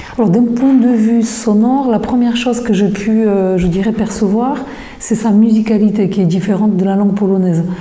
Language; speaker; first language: French; non-native, fluent; Polish